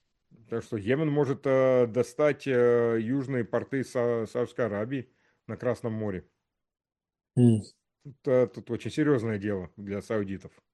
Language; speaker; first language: Russian; early bilingual, heritage; Russian